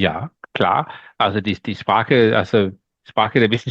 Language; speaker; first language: German; non-native, learner; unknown